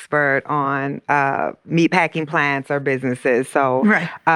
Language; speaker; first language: English; native; English